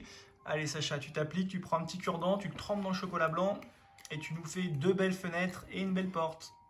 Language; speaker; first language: French; native; French